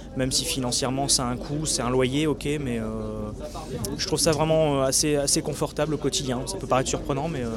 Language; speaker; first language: French; native; French